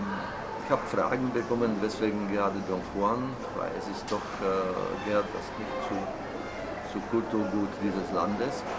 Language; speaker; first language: German; non-native, fluent; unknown